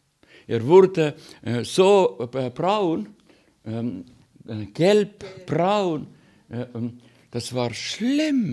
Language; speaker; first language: German; non-native, learner; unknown